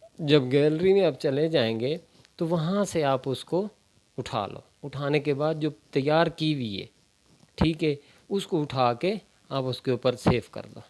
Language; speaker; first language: Urdu; non-native, local second language; Punjabi